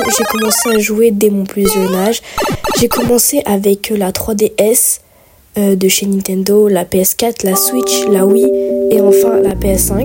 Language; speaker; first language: French; early bilingual, other home language; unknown